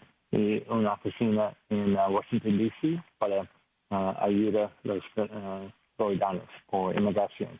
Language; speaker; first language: Spanish; non-native, learner; English